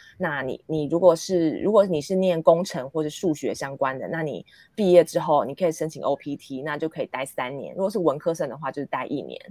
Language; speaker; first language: Chinese; native; Chinese